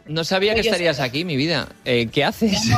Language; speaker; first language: Spanish; native; Spanish